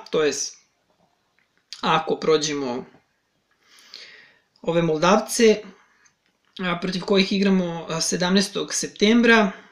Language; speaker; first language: Serbian; native; Serbian